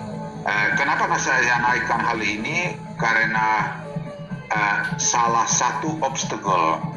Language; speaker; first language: Indonesian; non-native, fluent; Finnish